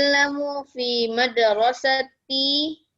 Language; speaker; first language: Arabic; non-native, learner; Indonesian